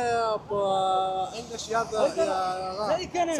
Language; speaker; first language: Hindi; non-native, learner; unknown